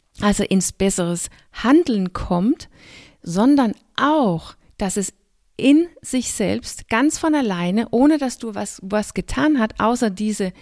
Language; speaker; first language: German; non-native, fluent; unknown